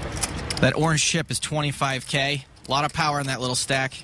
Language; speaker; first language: English; native; English